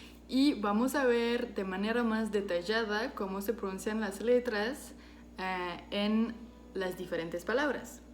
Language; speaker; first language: Spanish; non-native, fluent; French